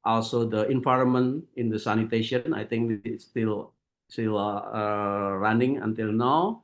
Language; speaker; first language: English; non-native, learner; Indonesian